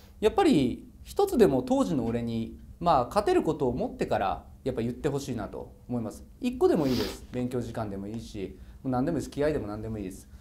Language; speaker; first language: Japanese; native; Japanese